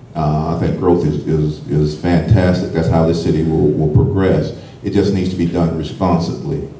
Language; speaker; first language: English; native; English